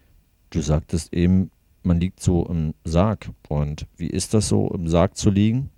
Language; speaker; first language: German; native; German